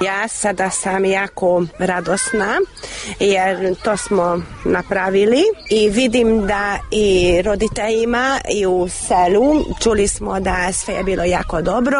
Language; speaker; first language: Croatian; non-native, local second language; Hungarian